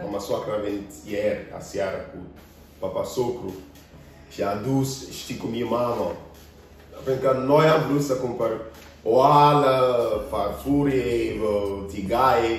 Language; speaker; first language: Romanian; non-native, learner; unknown